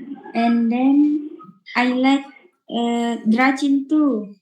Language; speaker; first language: English; non-native, learner; Indonesian